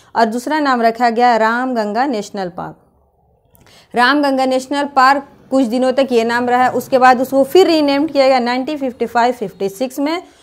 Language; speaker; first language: Hindi; native; Hindi